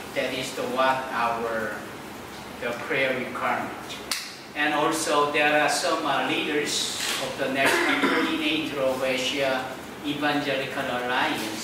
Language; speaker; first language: English; non-native, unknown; Korean